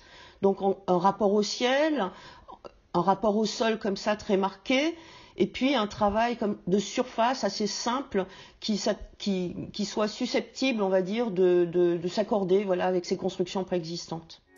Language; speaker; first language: French; native; French